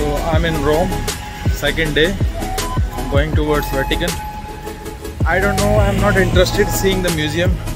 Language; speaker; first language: English; non-native, local second language; Hindi